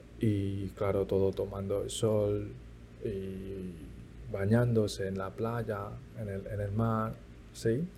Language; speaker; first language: Spanish; early bilingual, other home language; Chinese